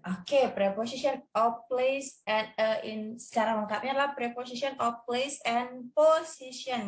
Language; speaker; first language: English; non-native, learner; Indonesian